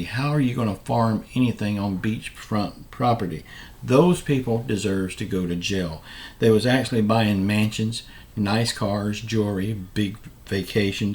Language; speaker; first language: English; native; English